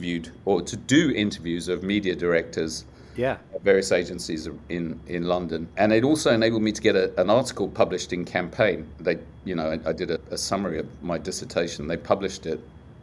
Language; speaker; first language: English; native; English